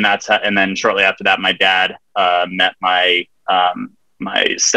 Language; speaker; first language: English; native; English